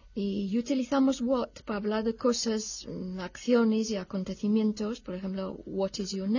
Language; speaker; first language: Spanish; non-native, fluent; English